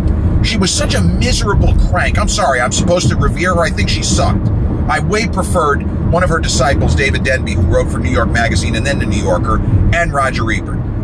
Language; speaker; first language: English; native; English